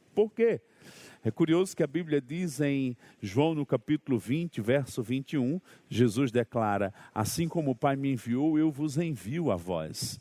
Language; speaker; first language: Portuguese; native; Portuguese